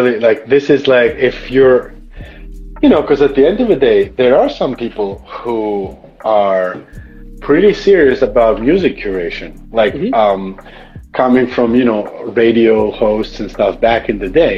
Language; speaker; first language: English; non-native, fluent; Greek